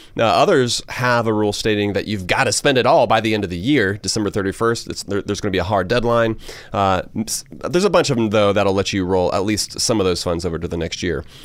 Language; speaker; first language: English; native; English